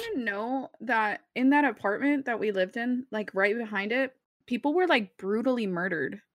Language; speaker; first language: English; early bilingual, other home language; Spanish